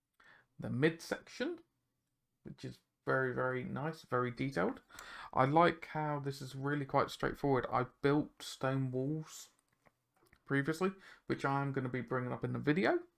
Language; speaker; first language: English; native; English